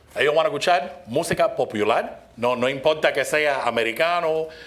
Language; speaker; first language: Spanish; early bilingual, other home language; English